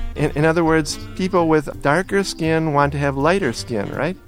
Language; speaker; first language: English; native; English